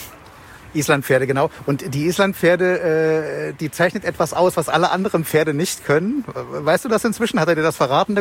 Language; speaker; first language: German; native; German